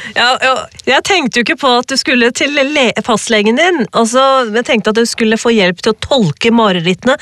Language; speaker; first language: Norwegian; early bilingual, other home language; Urdu